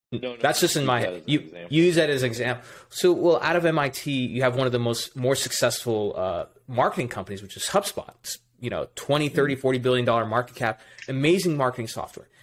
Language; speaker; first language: English; native; English